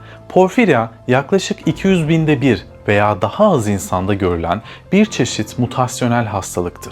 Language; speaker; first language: Turkish; native; Turkish